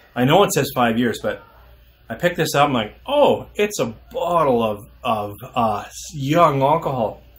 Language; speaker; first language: English; native; English